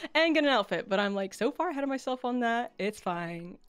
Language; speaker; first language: English; native; English